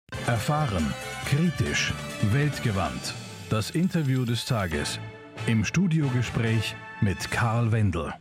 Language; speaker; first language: German; native; German